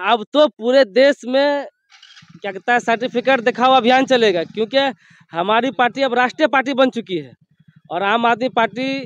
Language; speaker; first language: Hindi; native; Hindi